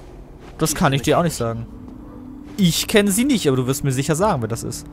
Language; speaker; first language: German; native; German